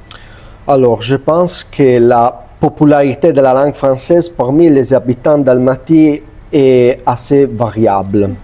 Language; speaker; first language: French; non-native, learner; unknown